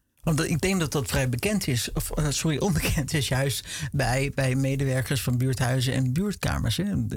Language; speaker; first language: Dutch; native; Dutch